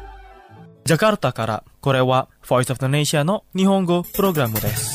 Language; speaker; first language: Japanese; non-native, fluent; Indonesian